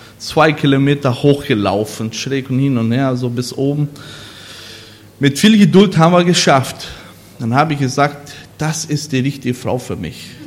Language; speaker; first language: German; non-native, learner; Portuguese